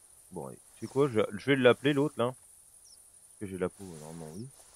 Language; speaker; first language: French; native; French